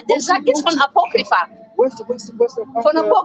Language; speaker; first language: German; non-native, fluent; Greek